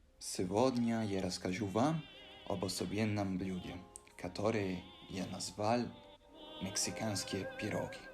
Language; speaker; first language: Russian; non-native, fluent; Italian